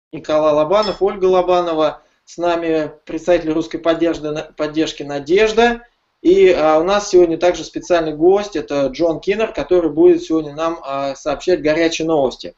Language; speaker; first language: Russian; native; Russian